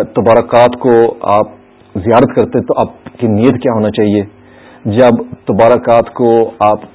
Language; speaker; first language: Urdu; early bilingual, other home language; English